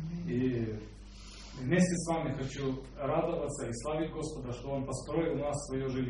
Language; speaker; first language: Russian; non-native, local second language; Ukrainian